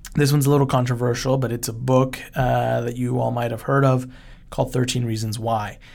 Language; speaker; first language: English; early bilingual, other home language; Spanish